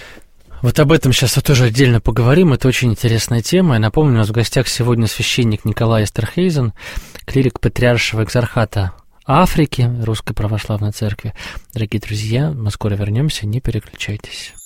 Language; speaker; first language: Russian; native; Russian